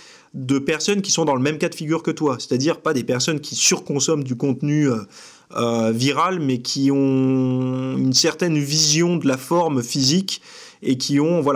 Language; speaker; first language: French; native; French